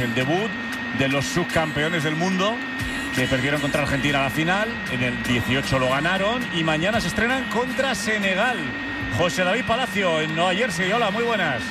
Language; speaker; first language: Spanish; native; Spanish